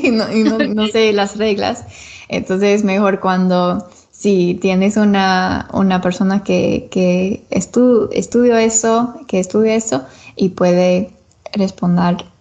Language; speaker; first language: Spanish; non-native, learner; English